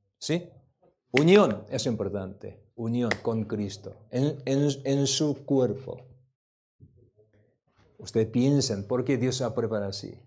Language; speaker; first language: Spanish; non-native, learner; Korean